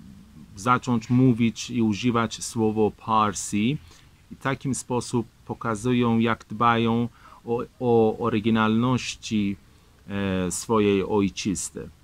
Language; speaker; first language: Polish; non-native, fluent; Persian